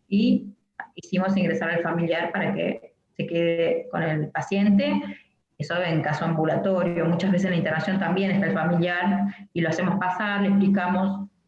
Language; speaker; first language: Spanish; native; Spanish